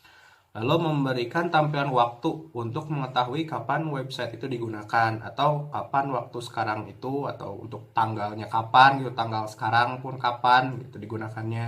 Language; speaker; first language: Indonesian; native; Indonesian